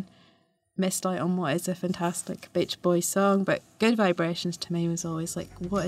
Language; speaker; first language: English; native; English